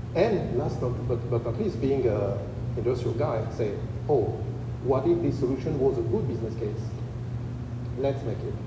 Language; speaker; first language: English; non-native, fluent; French